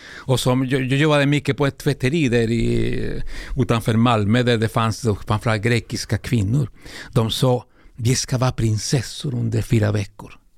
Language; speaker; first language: Swedish; non-native, fluent; Spanish